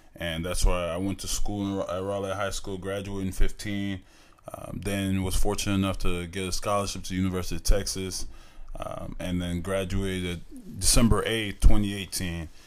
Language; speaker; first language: English; native; English